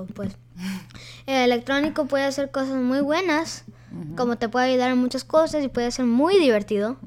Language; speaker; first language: Spanish; early bilingual, heritage; Spanish